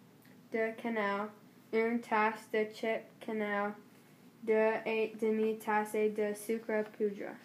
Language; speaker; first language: French; non-native, learner; English